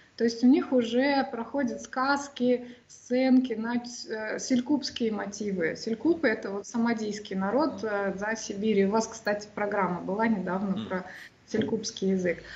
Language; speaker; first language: Russian; native; Russian